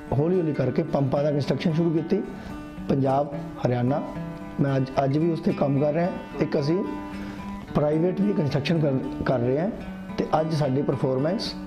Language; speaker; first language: Punjabi; native; Punjabi